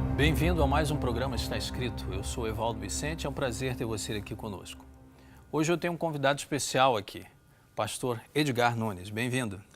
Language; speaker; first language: Portuguese; native; Portuguese